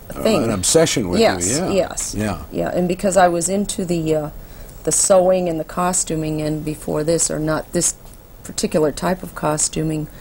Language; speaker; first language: English; native; English